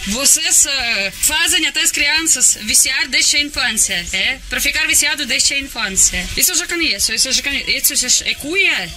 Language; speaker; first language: Portuguese; non-native, fluent; Russian